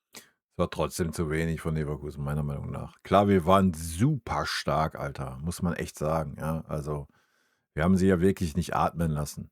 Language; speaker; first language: German; native; German